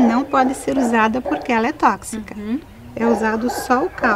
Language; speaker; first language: Portuguese; native; Portuguese